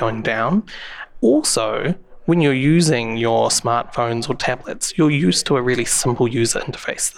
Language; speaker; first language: English; native; English